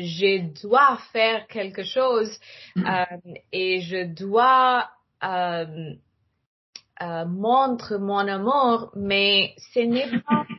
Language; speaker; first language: French; non-native, learner; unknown